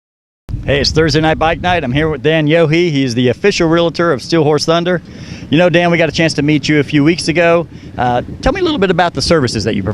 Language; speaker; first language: English; native; English